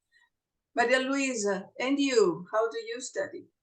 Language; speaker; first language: English; non-native, fluent; Portuguese